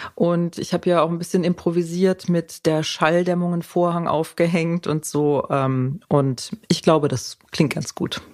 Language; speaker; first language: German; native; German